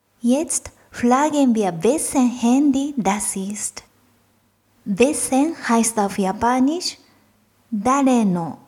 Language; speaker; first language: German; non-native, fluent; Japanese